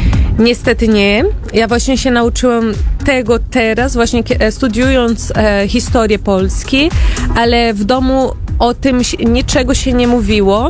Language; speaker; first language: Polish; early bilingual, heritage; Portuguese